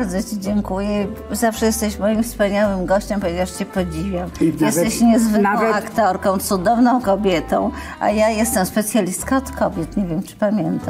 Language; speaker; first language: Polish; native; Polish